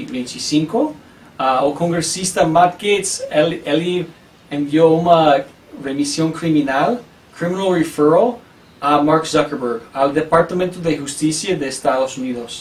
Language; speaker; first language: Portuguese; non-native, learner; English